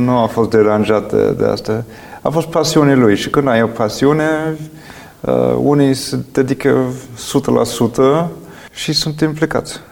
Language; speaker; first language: Romanian; non-native, fluent; English